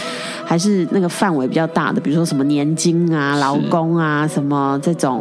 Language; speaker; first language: Chinese; native; Chinese